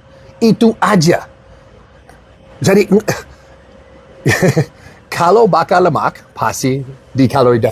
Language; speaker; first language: Indonesian; non-native, learner; English